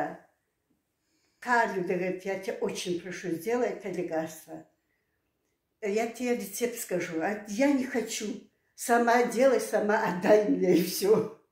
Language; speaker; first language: Russian; non-native, local second language; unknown